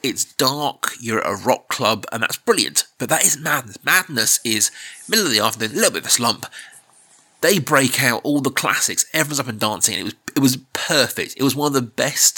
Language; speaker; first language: English; native; English